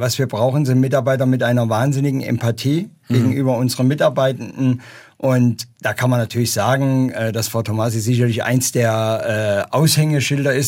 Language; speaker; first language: German; native; German